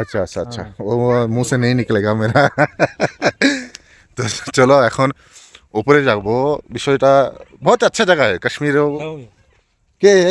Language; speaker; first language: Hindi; non-native, learner; Bangla